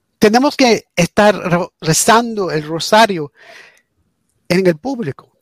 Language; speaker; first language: Spanish; early bilingual, heritage; English